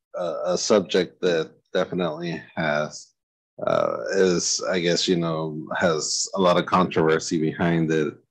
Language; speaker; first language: English; native; English